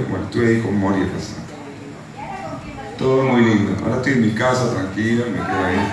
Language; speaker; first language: Spanish; native; Spanish